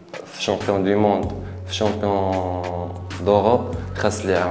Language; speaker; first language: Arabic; native; Arabic